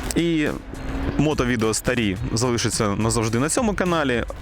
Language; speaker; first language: Ukrainian; non-native, local second language; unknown